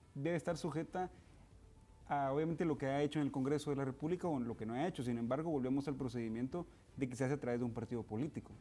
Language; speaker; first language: Spanish; native; Spanish